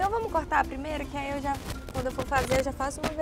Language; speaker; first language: Portuguese; native; Portuguese